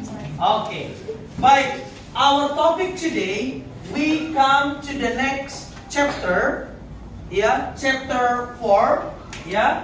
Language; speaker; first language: English; non-native, learner; Indonesian